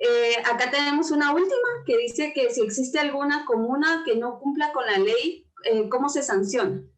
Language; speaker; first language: Spanish; native; Spanish